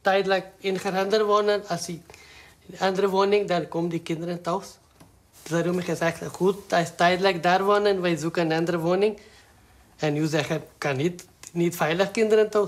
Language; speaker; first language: Dutch; non-native, learner; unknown